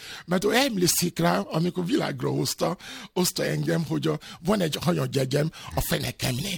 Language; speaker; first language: Hungarian; non-native, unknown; Yoruba